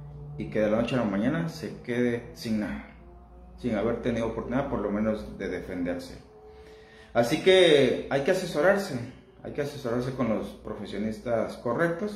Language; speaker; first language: Spanish; native; Spanish